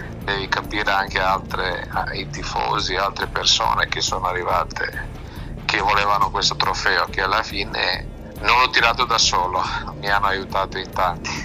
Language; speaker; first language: Italian; non-native, fluent; Serbian